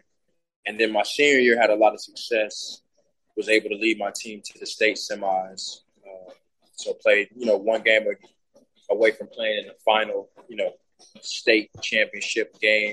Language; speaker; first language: English; native; English